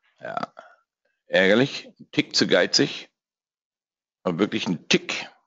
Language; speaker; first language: German; native; German